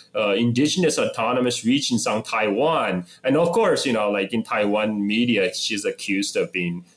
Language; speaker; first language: English; non-native, fluent; Chinese